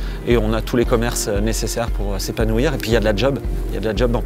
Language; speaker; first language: French; native; French